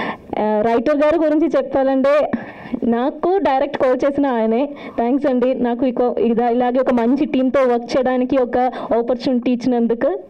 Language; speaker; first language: Telugu; non-native, learner; Malayalam